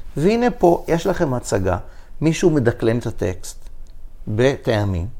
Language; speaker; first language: Hebrew; native; Hebrew